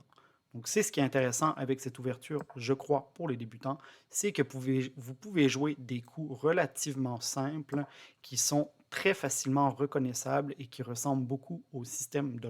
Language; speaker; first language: French; native; French